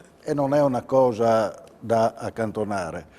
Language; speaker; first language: Italian; native; Italian